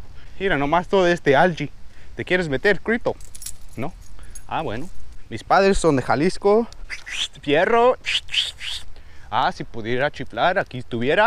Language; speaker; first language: Spanish; early bilingual, heritage; Spanish